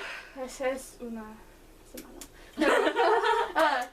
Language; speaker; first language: Spanish; non-native, learner; English